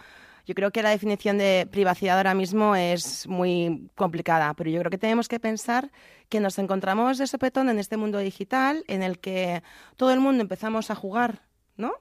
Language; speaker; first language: Spanish; native; Spanish